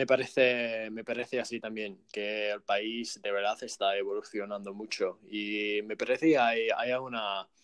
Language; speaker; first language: Spanish; non-native, fluent; English